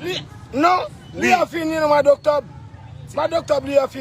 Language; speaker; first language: French; non-native, learner; Haitian Creole